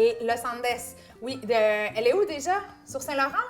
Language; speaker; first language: French; native; French